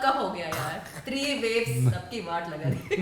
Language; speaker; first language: Hindi; non-native, local second language; Telugu